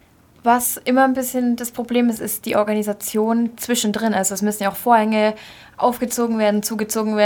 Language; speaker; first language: German; native; German